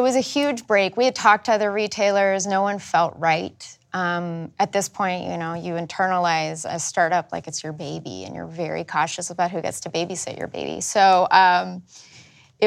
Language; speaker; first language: English; early bilingual, other home language; Spanish